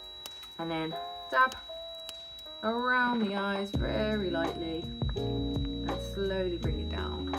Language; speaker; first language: English; native; English